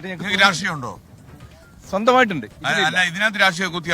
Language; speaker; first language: Malayalam; native; Malayalam